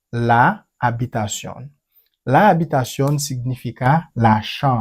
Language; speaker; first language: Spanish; non-native, fluent; French